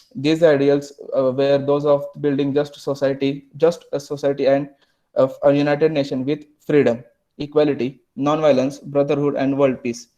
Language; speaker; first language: English; non-native, local second language; Marathi